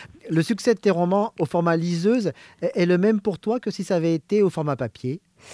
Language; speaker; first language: French; native; French